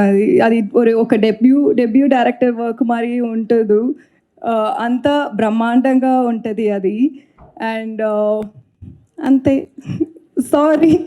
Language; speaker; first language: Telugu; non-native, learner; Tamil